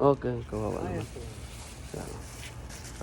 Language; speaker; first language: Arabic; non-native, learner; Filipino